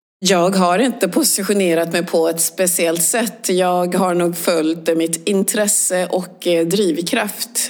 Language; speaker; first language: Swedish; early bilingual, other home language; Swahili